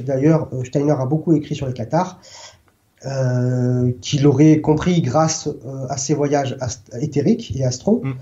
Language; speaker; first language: French; native; French